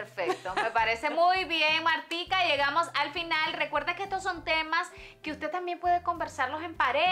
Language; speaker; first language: Spanish; native; Spanish